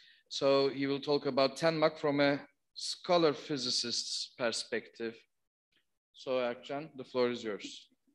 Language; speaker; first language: English; non-native, fluent; Turkish